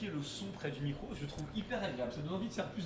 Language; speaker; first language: French; native; French